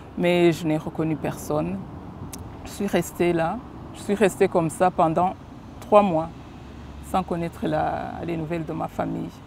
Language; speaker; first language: French; non-native, local second language; Kinyarwanda